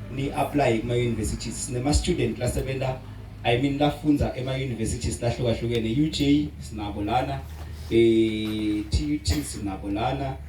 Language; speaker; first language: Zulu; non-native, local second language; Swati